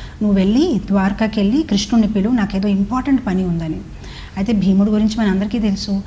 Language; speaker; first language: Telugu; non-native, fluent; Hindi